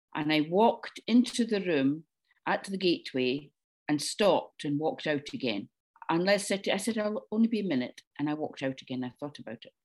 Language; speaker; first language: English; native; English